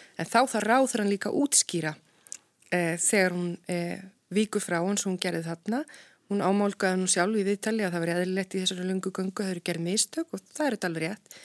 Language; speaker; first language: Icelandic; native; Icelandic